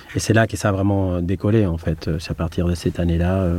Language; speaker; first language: French; non-native, fluent; Spanish